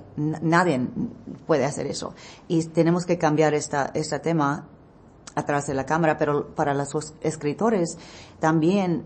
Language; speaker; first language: Spanish; early bilingual, heritage; English